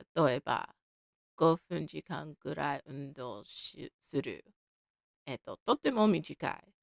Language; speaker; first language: Japanese; non-native, learner; English